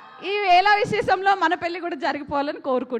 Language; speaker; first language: Telugu; native; Telugu